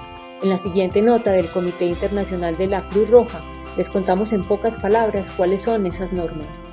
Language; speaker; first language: Spanish; native; Spanish